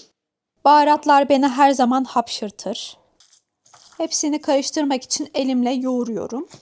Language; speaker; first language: Turkish; native; Turkish